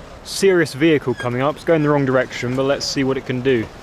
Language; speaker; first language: English; native; English